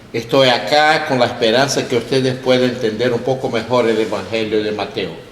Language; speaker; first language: Spanish; non-native, learner; English